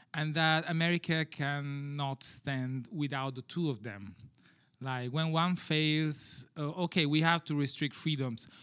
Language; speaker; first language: English; non-native, fluent; Italian